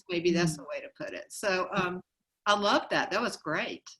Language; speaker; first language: English; native; English